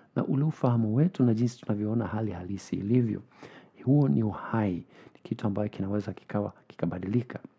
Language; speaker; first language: Swahili; non-native, fluent; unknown